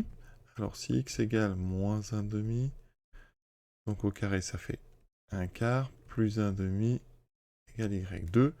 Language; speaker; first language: French; native; French